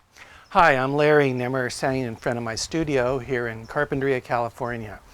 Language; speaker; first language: English; native; English